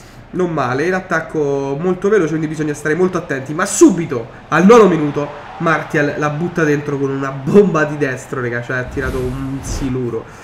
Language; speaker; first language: Italian; native; Italian